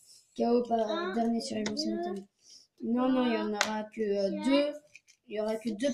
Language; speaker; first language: French; native; French